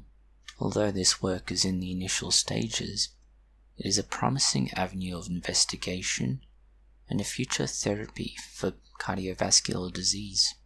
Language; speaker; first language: English; native; English